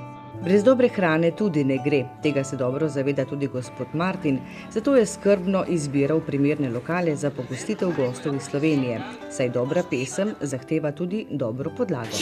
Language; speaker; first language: Slovenian; native; Slovenian